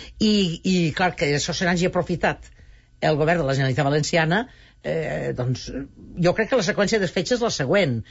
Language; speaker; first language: Catalan; native; Catalan